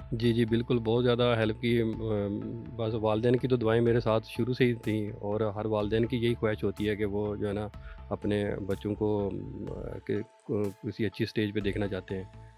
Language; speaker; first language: Urdu; non-native, local second language; Punjabi